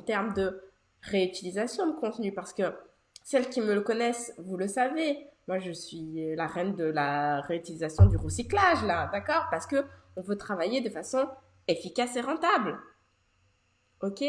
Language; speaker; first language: French; native; French